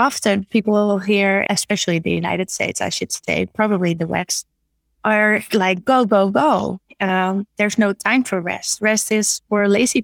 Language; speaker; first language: English; non-native, fluent; Dutch